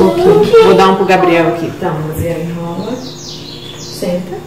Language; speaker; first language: Portuguese; native; Portuguese